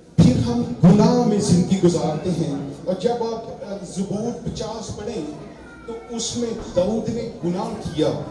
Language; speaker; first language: Urdu; non-native, local second language; Punjabi